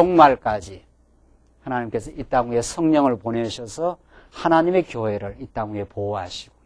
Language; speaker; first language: Korean; native; Korean